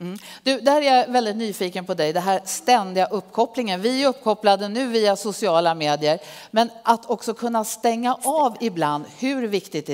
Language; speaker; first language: Swedish; native; Swedish